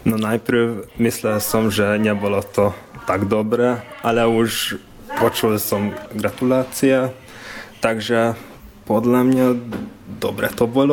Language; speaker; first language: Slovak; non-native, learner; Hungarian